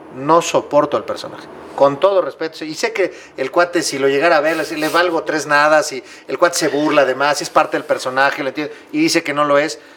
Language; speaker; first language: Spanish; native; Spanish